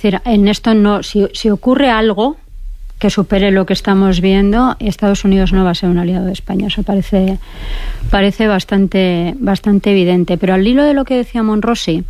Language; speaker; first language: Spanish; native; Spanish